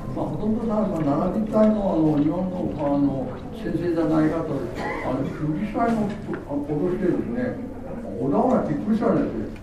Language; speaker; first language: Japanese; non-native, learner; Korean